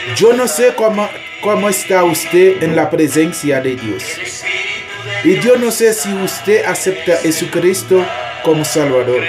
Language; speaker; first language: Spanish; non-native, learner; Haitian Creole